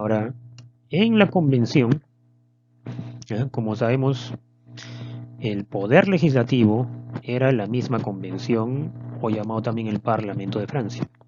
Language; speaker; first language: Spanish; native; Spanish